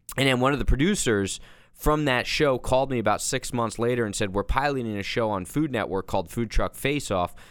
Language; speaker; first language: English; native; English